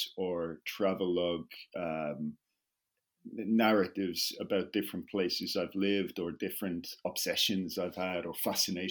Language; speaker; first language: English; native; English